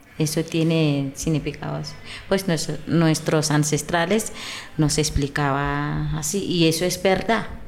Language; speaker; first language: Spanish; non-native, local second language; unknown